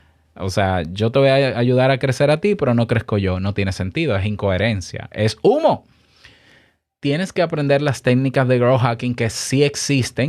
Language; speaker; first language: Spanish; native; Spanish